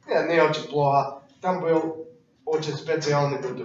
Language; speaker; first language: Russian; non-native, learner; English